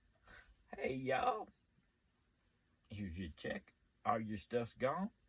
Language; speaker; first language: English; native; English